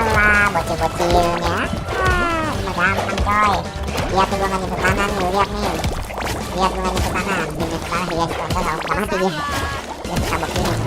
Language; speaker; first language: Indonesian; native; Indonesian